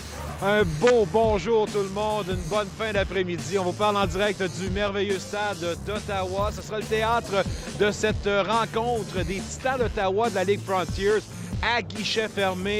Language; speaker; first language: French; native; French